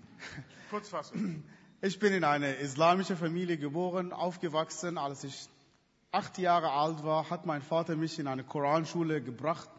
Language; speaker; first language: German; non-native, fluent; Arabic